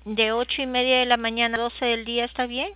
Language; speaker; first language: Spanish; native; Spanish